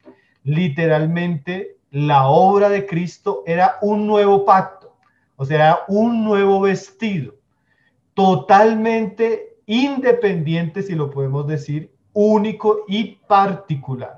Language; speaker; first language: Spanish; native; Spanish